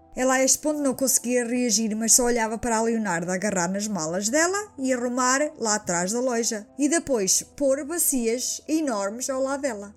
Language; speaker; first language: Portuguese; early bilingual, heritage; Portuguese